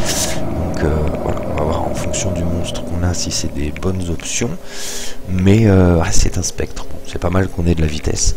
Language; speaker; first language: French; native; French